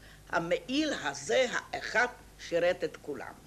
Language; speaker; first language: Hebrew; non-native, fluent; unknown